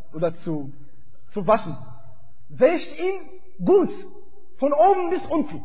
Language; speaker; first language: German; non-native, fluent; Arabic